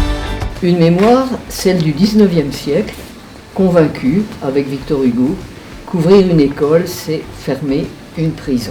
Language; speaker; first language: French; native; French